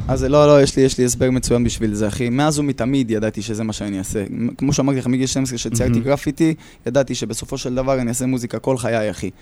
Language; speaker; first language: Hebrew; early bilingual, other home language; Russian